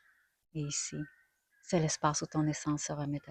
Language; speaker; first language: French; native; French